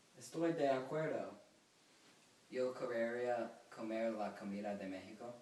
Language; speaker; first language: Spanish; non-native, learner; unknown